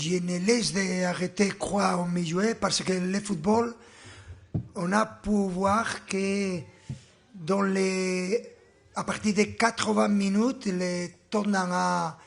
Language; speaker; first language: French; non-native, fluent; Spanish